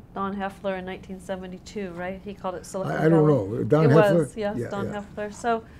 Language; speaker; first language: English; native; English